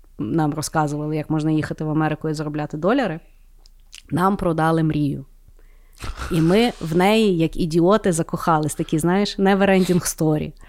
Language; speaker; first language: Ukrainian; native; Ukrainian